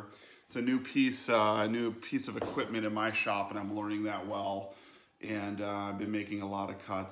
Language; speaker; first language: English; native; English